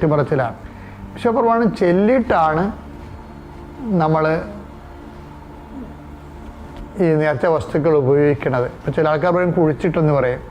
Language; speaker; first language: Malayalam; native; Malayalam